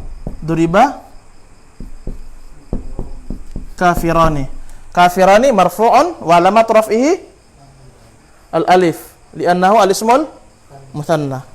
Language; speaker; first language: Arabic; non-native, fluent; Indonesian